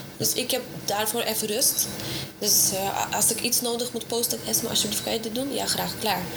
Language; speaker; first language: Dutch; non-native, fluent; Russian